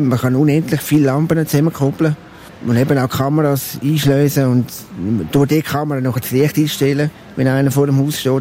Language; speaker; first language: German; native; German